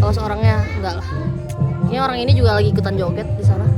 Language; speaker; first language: Indonesian; native; Indonesian